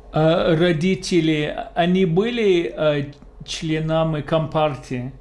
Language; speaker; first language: Russian; non-native, fluent; English